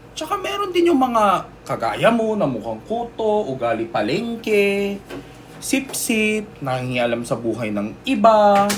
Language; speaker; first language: Filipino; early bilingual, other home language; Korean